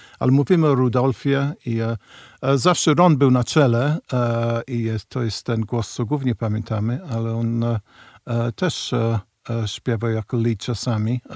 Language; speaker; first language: Polish; early bilingual, heritage; Polish